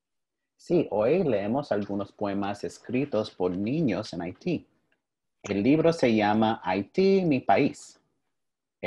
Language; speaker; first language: Spanish; early bilingual, heritage; English